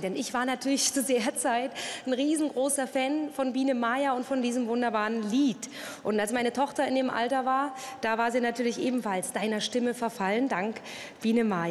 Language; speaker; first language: German; native; German